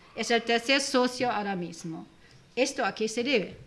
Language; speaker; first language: Spanish; non-native, fluent; German